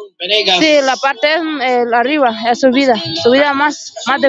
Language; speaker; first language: Spanish; non-native, local second language; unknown